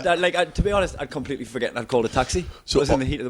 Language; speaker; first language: English; native; English